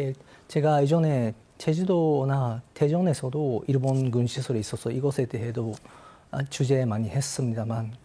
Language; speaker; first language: Korean; non-native, fluent; Japanese